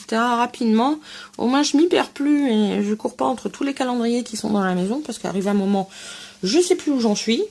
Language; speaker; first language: French; native; French